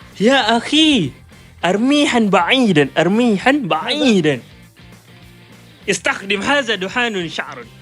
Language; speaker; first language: Arabic; non-native, learner; Malay